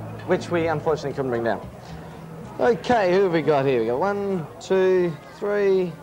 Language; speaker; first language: English; native; English